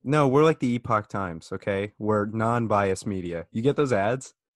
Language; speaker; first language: English; native; English